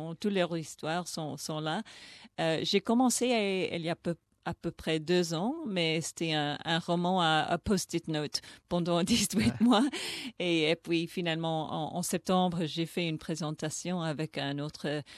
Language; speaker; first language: French; early bilingual, other home language; English